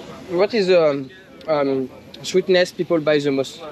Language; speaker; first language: English; non-native, learner; French